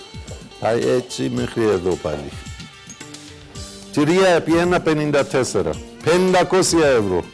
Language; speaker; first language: Greek; non-native, learner; Persian